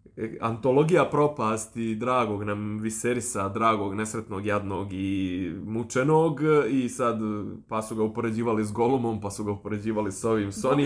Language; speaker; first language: Serbian; native; Serbian